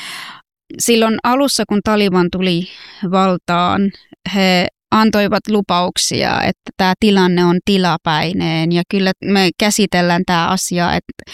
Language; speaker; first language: Finnish; non-native, fluent; Persian